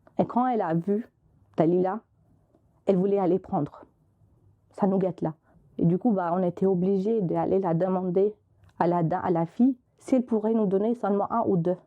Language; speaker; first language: French; non-native, fluent; Albanian